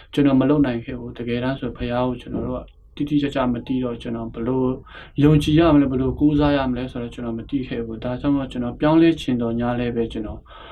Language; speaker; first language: Burmese; non-native, local second language; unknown